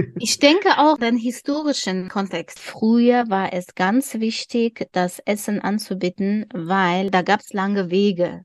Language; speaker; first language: German; non-native, fluent; Tajik